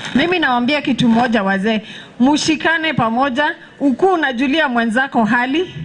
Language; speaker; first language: Swahili; non-native, local second language; Masai